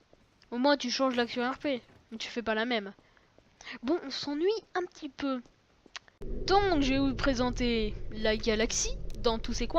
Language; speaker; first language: French; native; French